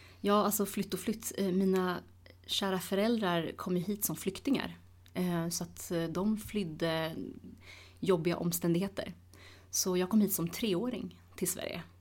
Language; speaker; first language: Swedish; early bilingual, other home language; Tigrinya